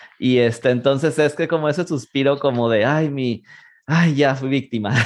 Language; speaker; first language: Spanish; native; Spanish